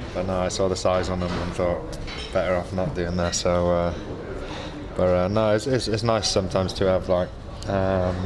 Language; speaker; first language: English; native; English